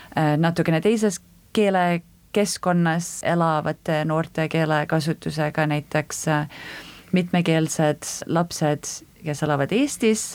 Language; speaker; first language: Estonian; early bilingual, heritage; Estonian